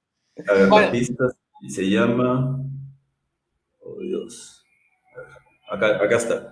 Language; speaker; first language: Spanish; native; Spanish